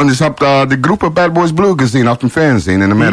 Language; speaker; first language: German; non-native, learner; English